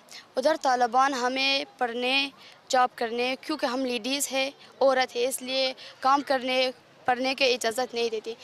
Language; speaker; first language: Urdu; non-native, learner; Persian